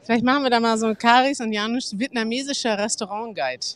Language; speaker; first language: German; native; German